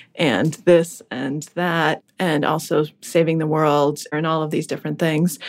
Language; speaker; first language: English; early bilingual, other home language; Russian